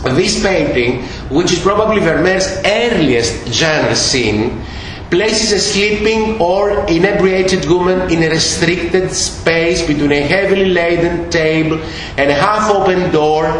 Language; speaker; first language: English; non-native, fluent; Greek